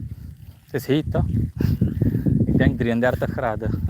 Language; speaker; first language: Dutch; non-native, fluent; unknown